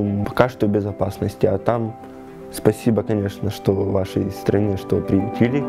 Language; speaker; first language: Russian; native; Russian